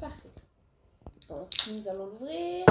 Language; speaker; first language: French; native; French